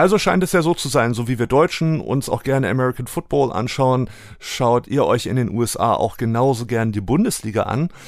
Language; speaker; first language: German; native; German